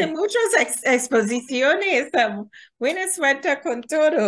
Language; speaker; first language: Spanish; non-native, fluent; English